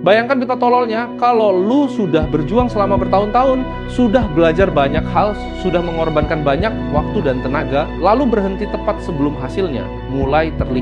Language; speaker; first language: Indonesian; native; Indonesian